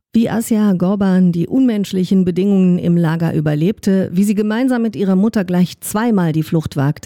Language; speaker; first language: German; native; German